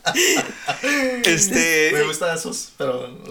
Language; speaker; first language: Spanish; non-native, fluent; English